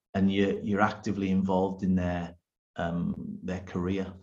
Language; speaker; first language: English; native; English